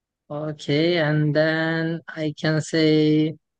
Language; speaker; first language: English; non-native, fluent; Turkish